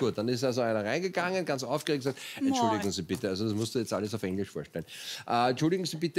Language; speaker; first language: German; native; German